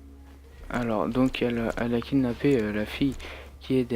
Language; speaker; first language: French; native; French